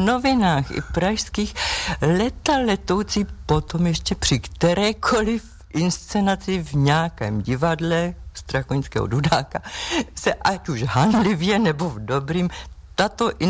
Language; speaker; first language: Czech; native; Czech